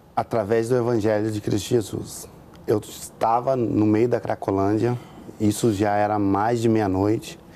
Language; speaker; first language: Portuguese; native; Portuguese